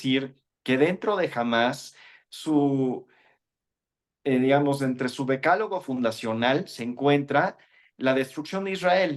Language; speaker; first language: Spanish; native; Spanish